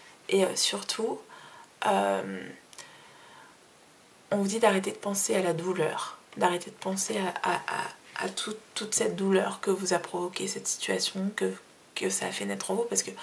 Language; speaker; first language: French; native; French